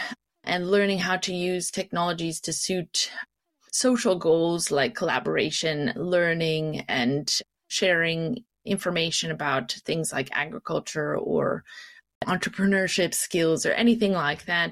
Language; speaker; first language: English; native; English